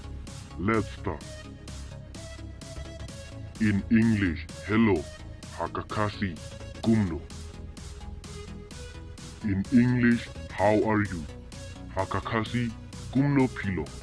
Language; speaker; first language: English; non-native, local second language; Khasi